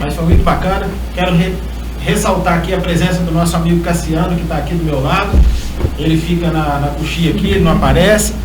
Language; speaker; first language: Portuguese; native; Portuguese